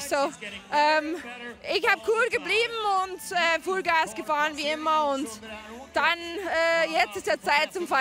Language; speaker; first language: German; non-native, fluent; English